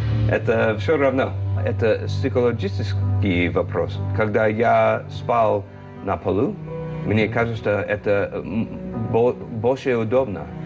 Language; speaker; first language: Russian; non-native, learner; English